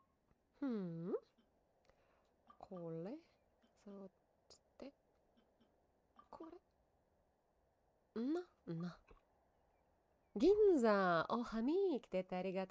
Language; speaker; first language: Japanese; non-native, learner; Russian